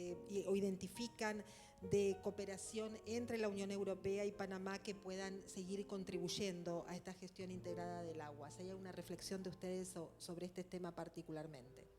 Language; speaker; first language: Spanish; native; Spanish